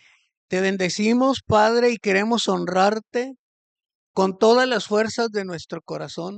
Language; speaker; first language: Spanish; native; Spanish